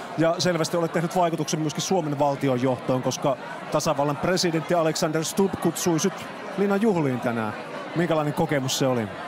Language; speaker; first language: Finnish; native; Finnish